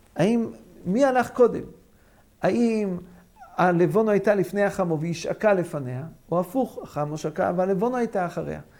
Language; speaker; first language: Hebrew; non-native, fluent; English